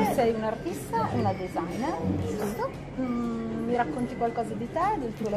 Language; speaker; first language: Italian; native; Italian